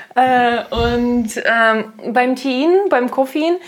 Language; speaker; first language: German; non-native, fluent; Russian